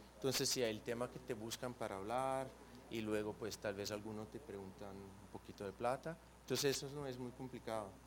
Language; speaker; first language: Spanish; non-native, fluent; Portuguese